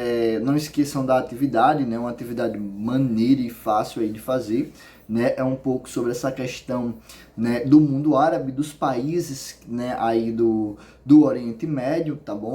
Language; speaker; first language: Portuguese; native; Portuguese